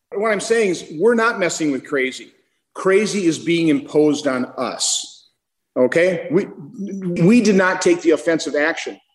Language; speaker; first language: English; native; English